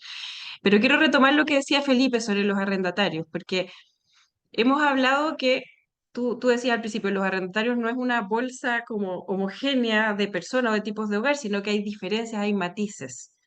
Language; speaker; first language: Spanish; native; Spanish